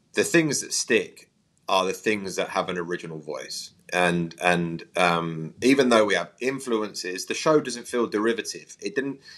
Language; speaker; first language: English; native; English